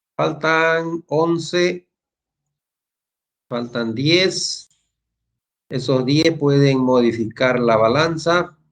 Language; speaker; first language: Spanish; native; Spanish